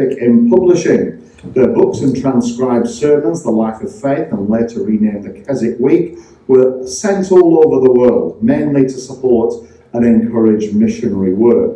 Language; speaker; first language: English; native; English